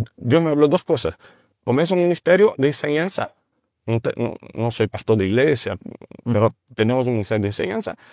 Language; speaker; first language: Spanish; non-native, fluent; Portuguese